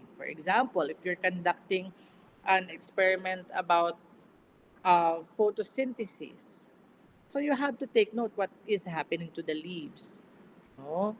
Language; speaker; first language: English; non-native, local second language; Filipino